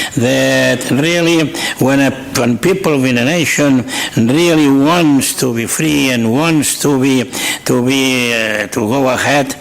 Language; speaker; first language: English; non-native, fluent; Catalan